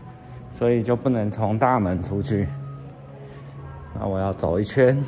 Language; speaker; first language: Chinese; native; Chinese